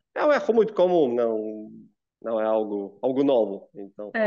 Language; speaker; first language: Portuguese; non-native, fluent; Russian